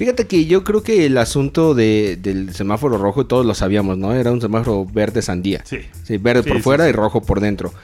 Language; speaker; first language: Spanish; native; Spanish